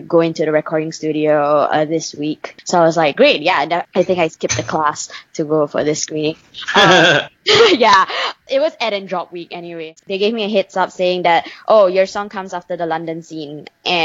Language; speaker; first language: English; non-native, local second language; Chinese